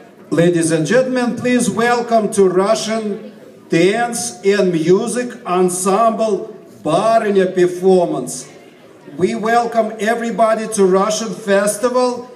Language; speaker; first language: English; non-native, fluent; Russian